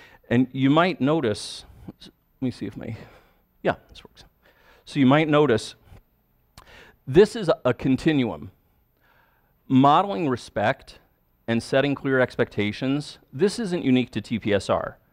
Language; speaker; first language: English; native; English